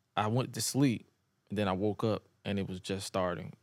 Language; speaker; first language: English; native; English